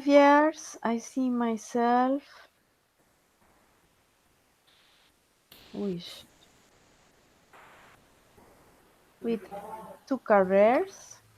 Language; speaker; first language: English; non-native, fluent; Spanish